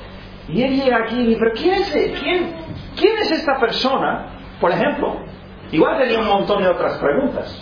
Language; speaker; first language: Spanish; non-native, fluent; English